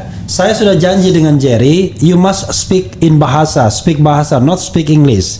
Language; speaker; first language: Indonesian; native; Indonesian